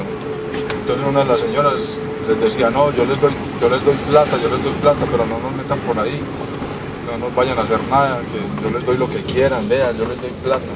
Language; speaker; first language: Spanish; native; Spanish